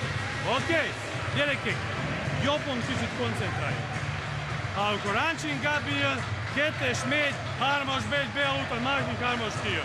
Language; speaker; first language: Hungarian; non-native, fluent; Serbian